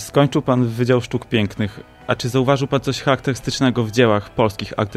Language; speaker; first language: Polish; native; Polish